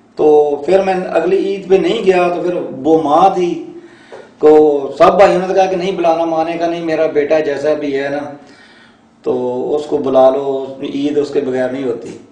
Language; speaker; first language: Urdu; non-native, local second language; Punjabi